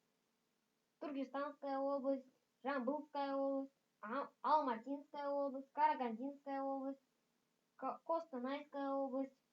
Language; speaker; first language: Russian; non-native, local second language; Kazakh